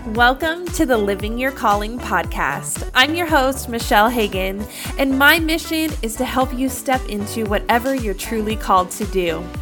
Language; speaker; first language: English; non-native, fluent; Spanish